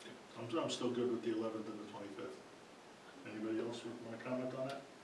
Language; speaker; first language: English; native; English